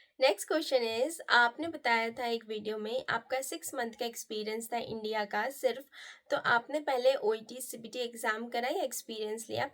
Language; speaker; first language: Hindi; non-native, local second language; Nepali